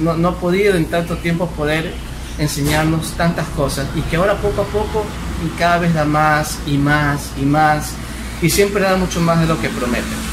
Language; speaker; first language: Spanish; native; Spanish